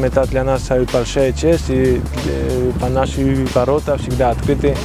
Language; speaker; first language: Russian; non-native, fluent; Georgian